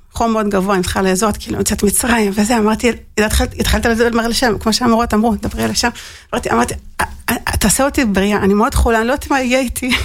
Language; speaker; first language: Hebrew; early bilingual, other home language; Russian